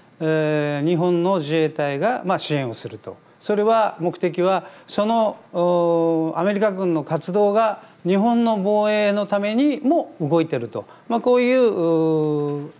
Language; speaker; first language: Japanese; native; Japanese